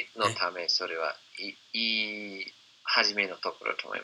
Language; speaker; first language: Japanese; non-native, fluent; English